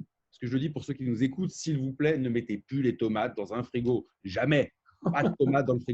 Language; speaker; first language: French; native; French